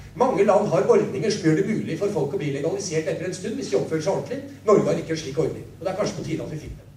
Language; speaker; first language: Norwegian; native; Norwegian